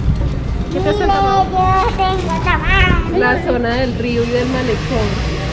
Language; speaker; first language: Spanish; native; Spanish